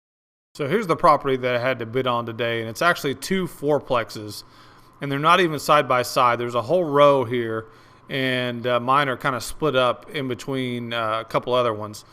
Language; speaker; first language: English; native; English